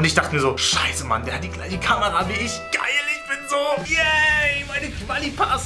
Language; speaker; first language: German; native; German